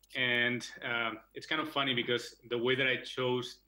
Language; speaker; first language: English; non-native, fluent; Catalan